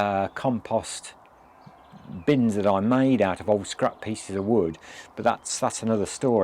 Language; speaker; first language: English; native; English